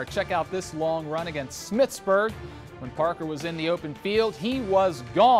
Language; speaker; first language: English; native; English